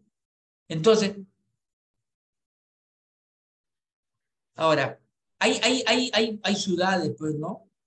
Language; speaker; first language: Spanish; native; Spanish